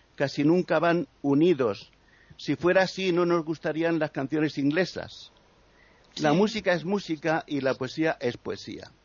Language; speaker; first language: Spanish; native; Spanish